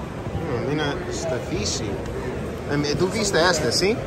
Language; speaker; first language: Spanish; early bilingual, heritage; English